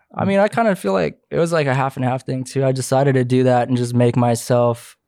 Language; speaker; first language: English; early bilingual, other home language; Filipino